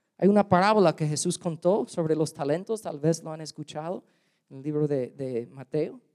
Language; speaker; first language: Spanish; non-native, fluent; English